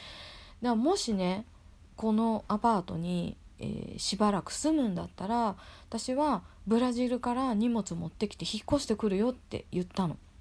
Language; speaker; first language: Japanese; native; Japanese